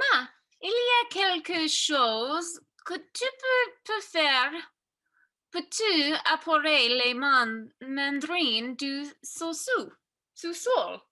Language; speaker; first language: French; non-native, learner; English